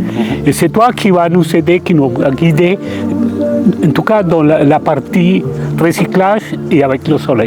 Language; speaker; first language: French; non-native, fluent; Spanish